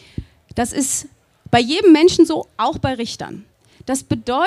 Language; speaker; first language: German; native; German